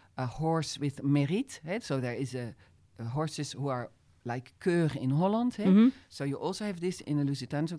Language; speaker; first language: English; non-native, fluent; Dutch